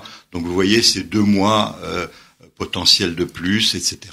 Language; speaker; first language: French; native; French